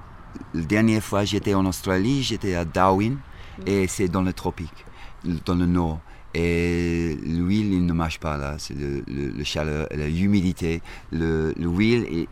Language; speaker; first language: French; non-native, fluent; English